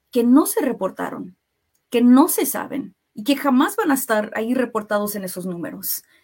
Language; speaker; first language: Spanish; early bilingual, heritage; Spanish